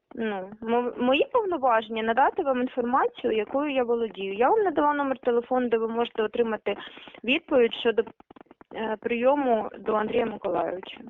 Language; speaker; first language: Ukrainian; native; Ukrainian